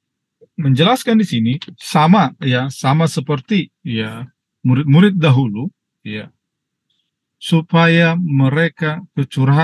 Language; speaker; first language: Indonesian; native; Indonesian